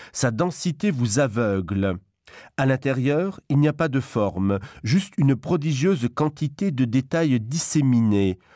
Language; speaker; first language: French; non-native, local second language; Luxembourgish